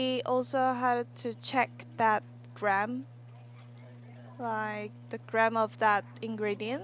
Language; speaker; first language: English; non-native, learner; Korean